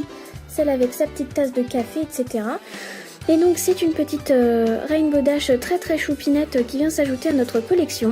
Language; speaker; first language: French; native; French